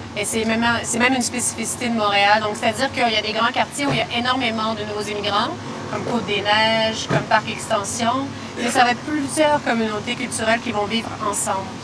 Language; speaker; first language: French; native; French